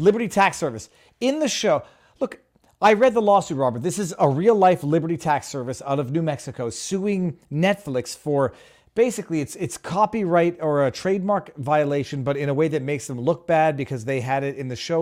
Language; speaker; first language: English; native; English